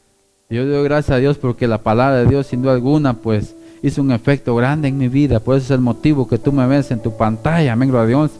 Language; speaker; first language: Spanish; native; Spanish